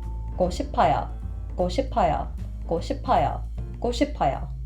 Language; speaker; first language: Korean; non-native, fluent; English